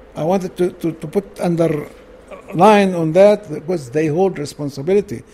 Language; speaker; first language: English; non-native, learner; Arabic